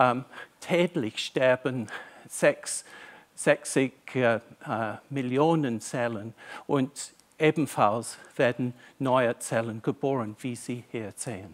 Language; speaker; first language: German; non-native, fluent; English